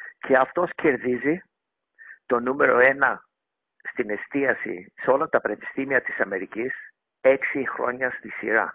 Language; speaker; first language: Greek; early bilingual, heritage; Greek